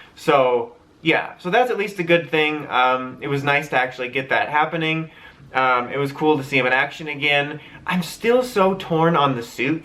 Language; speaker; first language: English; native; English